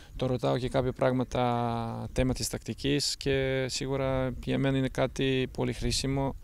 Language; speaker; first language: Greek; non-native, fluent; Serbian